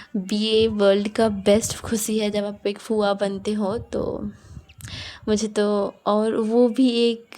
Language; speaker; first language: Hindi; native; Hindi